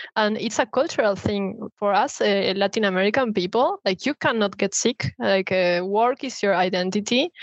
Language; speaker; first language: English; non-native, fluent; Spanish